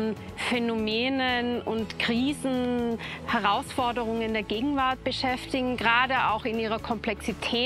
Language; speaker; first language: German; native; German